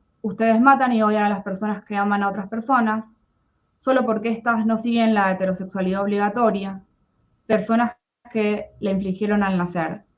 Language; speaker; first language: Spanish; native; Spanish